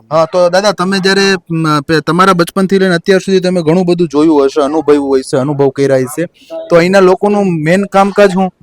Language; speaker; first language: Gujarati; native; Gujarati